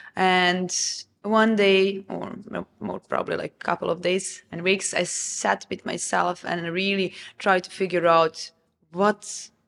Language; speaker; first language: English; non-native, fluent; Serbian